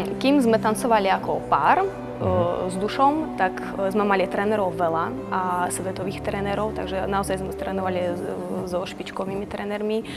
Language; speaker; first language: Slovak; non-native, fluent; Russian